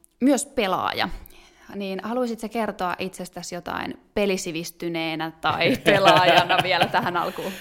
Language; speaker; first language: Finnish; native; Finnish